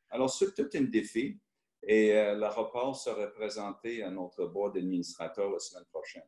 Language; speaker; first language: French; early bilingual, heritage; French